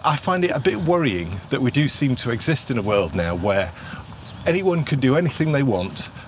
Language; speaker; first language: English; native; English